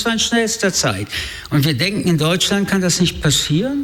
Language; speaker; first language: German; early bilingual, other home language; French